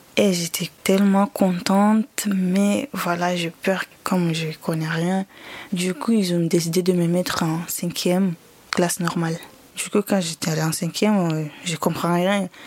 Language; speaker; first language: French; non-native, learner; Ngazidja Comorian